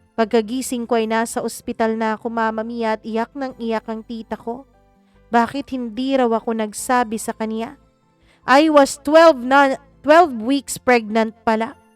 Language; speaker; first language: Filipino; non-native, local second language; Cebuano